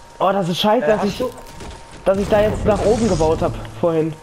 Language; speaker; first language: German; native; German